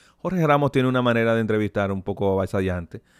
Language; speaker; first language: Spanish; native; Spanish